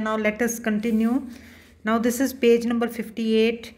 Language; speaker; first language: English; non-native, local second language; Punjabi